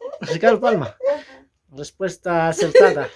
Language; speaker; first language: Spanish; native; Spanish